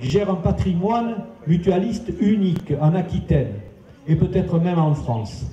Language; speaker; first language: French; native; French